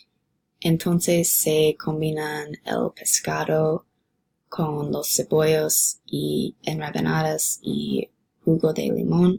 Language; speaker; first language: Spanish; non-native, learner; English